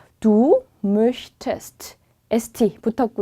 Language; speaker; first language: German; non-native, fluent; Korean